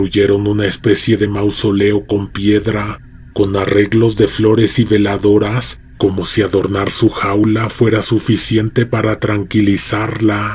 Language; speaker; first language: Spanish; native; Spanish